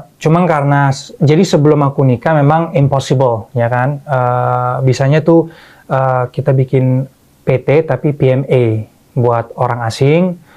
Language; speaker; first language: Indonesian; early bilingual, other home language; Dutch